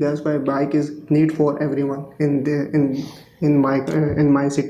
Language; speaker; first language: English; non-native, learner; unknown